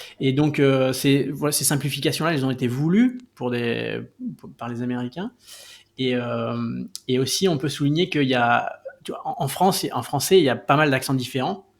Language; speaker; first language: French; native; French